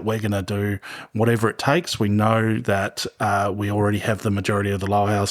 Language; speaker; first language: English; native; English